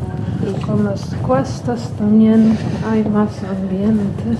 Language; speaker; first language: Spanish; non-native, fluent; Dutch